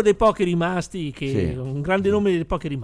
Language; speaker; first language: Italian; native; Italian